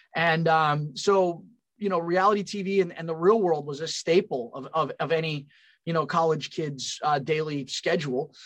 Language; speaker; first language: English; native; English